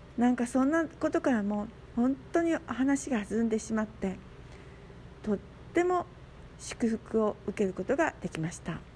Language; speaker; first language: Japanese; native; Japanese